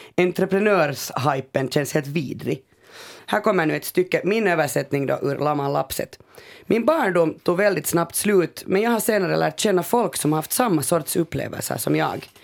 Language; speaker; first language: Swedish; native; Swedish